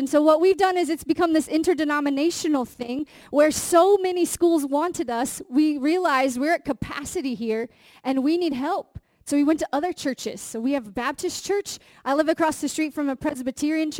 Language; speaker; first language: English; native; English